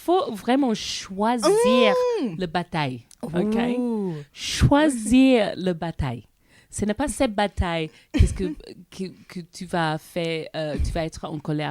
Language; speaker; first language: French; non-native, learner; English